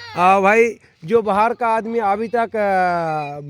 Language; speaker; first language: Hindi; non-native, local second language; Bangla